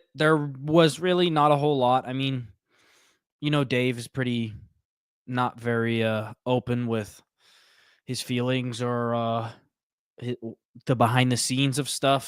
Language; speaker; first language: English; native; English